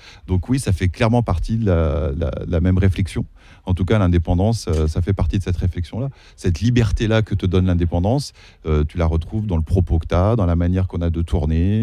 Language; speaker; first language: French; early bilingual, other home language; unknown